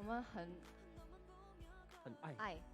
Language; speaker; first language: Chinese; non-native, learner; Korean